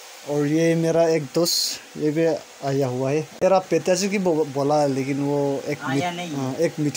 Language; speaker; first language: Hindi; non-native, local second language; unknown